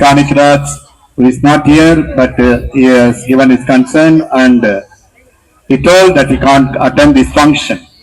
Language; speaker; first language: English; non-native, local second language; Tamil